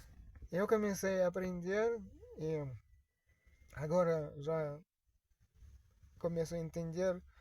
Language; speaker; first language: Portuguese; non-native, fluent; Russian